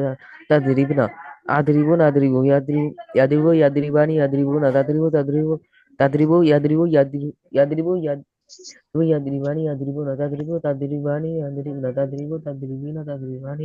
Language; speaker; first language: Arabic; non-native, learner; Bangla